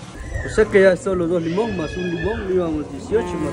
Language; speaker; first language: Spanish; native; Spanish